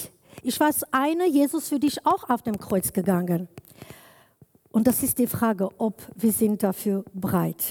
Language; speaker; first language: German; non-native, learner; Kurdish